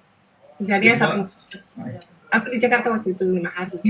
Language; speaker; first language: Indonesian; non-native, local second language; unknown